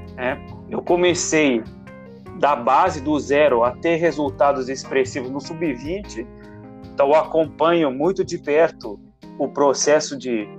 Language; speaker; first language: Portuguese; non-native, fluent; Italian